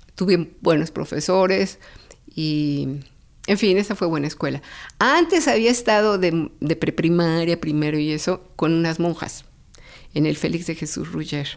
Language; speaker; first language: Spanish; native; Spanish